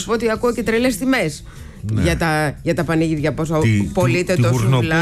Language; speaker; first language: Greek; native; Greek